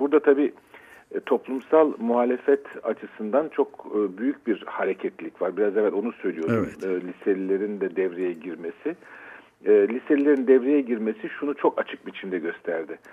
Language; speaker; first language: Turkish; native; Turkish